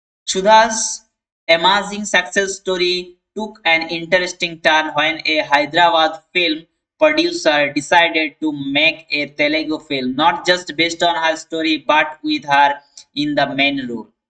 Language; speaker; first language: English; non-native, local second language; Bangla